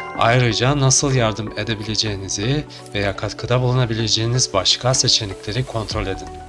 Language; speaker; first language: Turkish; non-native, fluent; Chuvash